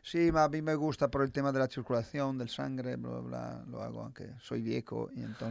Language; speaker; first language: Spanish; non-native, fluent; Italian